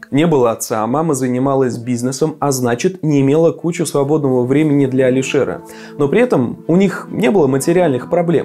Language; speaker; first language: Russian; native; Russian